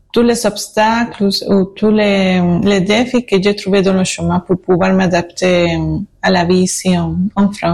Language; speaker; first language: French; non-native, fluent; Spanish